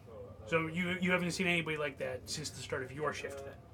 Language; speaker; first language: English; native; English